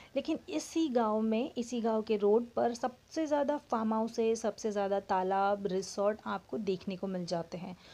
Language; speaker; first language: Hindi; non-native, local second language; Marathi